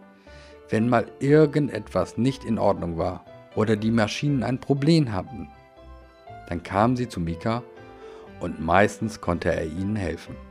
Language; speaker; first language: German; native; German